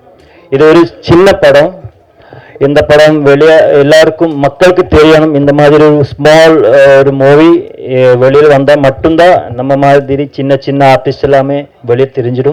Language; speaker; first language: Tamil; non-native, learner; Malayalam